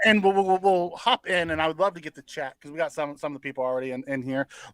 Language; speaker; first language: English; native; English